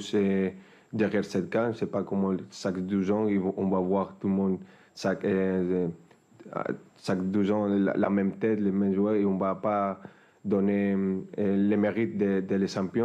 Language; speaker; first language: French; non-native, fluent; Spanish